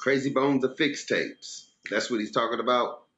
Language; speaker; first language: English; native; English